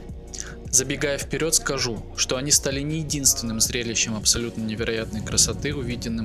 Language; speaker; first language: Russian; native; Russian